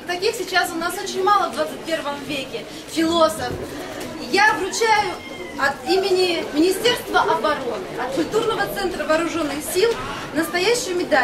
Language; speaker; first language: Russian; native; Russian